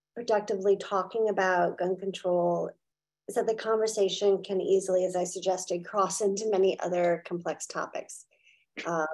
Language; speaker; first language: English; native; English